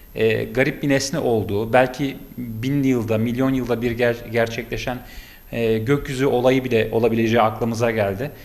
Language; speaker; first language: Turkish; native; Turkish